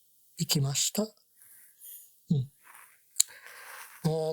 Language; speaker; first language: Japanese; non-native, learner; English